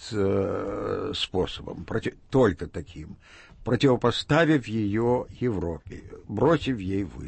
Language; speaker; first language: Russian; native; Russian